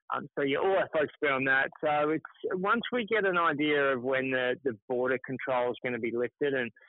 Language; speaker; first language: English; native; English